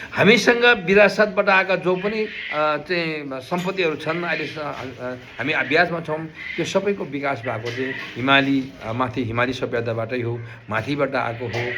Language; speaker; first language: Nepali; non-native, local second language; Gurung